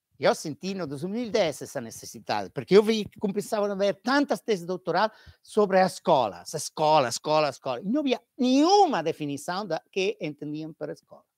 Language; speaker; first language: Portuguese; non-native, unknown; Italian